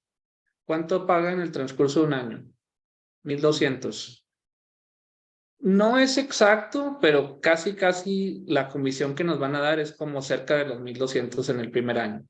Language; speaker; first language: Spanish; non-native, local second language; English